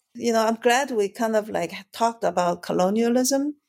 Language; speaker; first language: English; non-native, fluent; Chinese